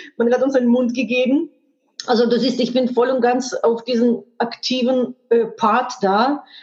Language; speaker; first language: German; non-native, fluent; Russian